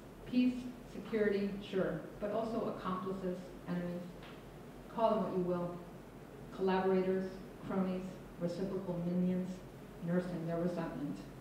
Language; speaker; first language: English; non-native, fluent; Spanish